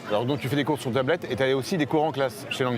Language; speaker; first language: French; native; French